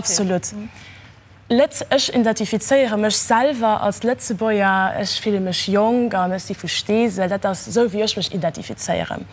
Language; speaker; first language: Luxembourgish; early bilingual, other home language; Kabuverdianu